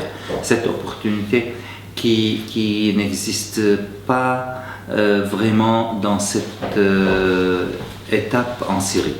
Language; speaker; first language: French; non-native, fluent; Arabic